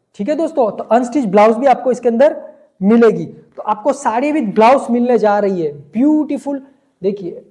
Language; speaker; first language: Hindi; non-native, local second language; Gujarati